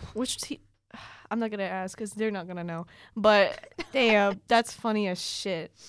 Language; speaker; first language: English; early bilingual, other home language; Filipino